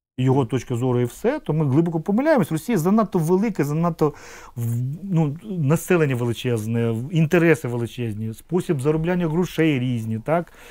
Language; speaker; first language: Ukrainian; non-native, local second language; Russian